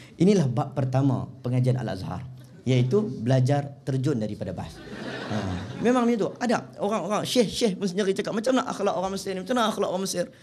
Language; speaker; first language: Malay; native; Malay